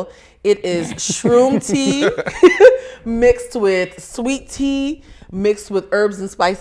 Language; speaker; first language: English; native; English